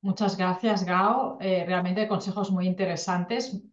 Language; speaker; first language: Spanish; non-native, local second language; Catalan